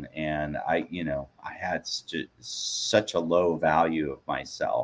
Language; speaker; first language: English; native; English